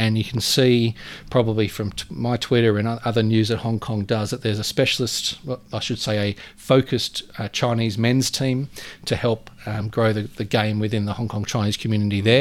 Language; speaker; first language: English; native; English